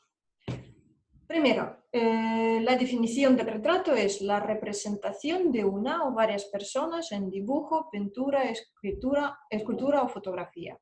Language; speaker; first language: Spanish; non-native, fluent; Russian